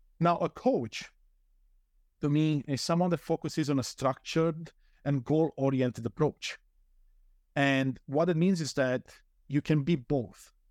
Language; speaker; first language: English; non-native, fluent; Romanian